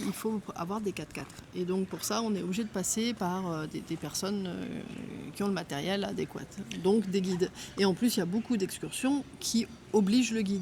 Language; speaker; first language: French; native; French